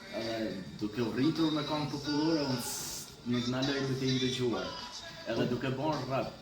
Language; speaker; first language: Albanian; early bilingual, heritage; Albanian